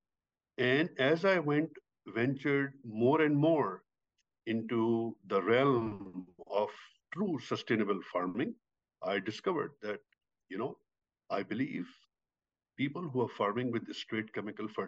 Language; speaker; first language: English; non-native, local second language; Urdu